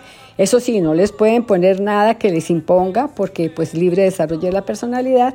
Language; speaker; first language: Spanish; native; Spanish